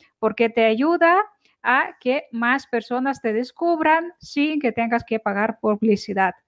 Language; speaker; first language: Spanish; non-native, fluent; Ukrainian